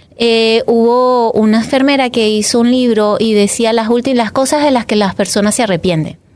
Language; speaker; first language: Spanish; native; Spanish